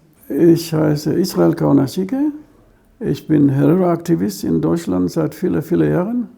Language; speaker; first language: German; non-native, fluent; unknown